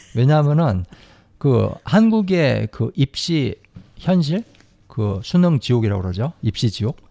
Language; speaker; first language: Korean; native; Korean